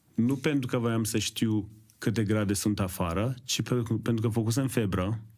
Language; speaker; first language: Romanian; early bilingual, other home language; Persian